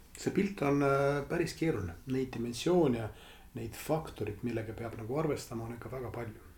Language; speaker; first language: Estonian; non-native, local second language; Russian